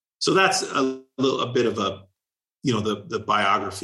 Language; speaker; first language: English; native; English